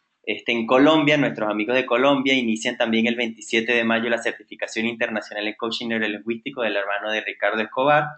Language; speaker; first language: Spanish; native; Spanish